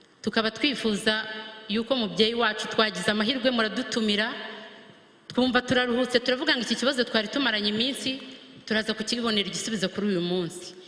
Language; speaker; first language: Kinyarwanda; native; Kinyarwanda